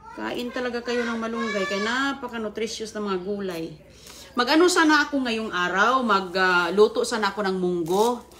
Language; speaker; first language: Filipino; non-native, local second language; Cebuano